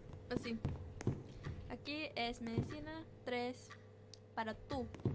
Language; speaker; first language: Spanish; early bilingual, heritage; Spanish